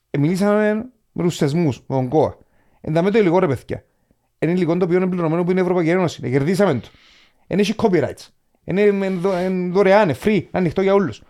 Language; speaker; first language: Greek; native; Greek